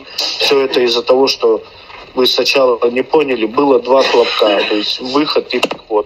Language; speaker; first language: Russian; native; Russian